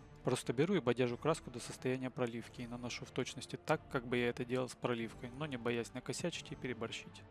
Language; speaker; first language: Russian; native; Russian